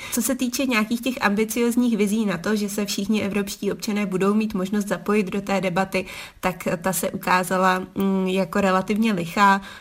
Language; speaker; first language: Czech; native; Czech